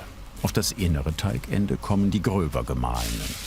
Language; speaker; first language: German; native; German